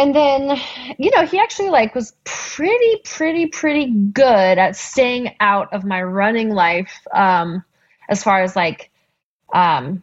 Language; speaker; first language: English; native; English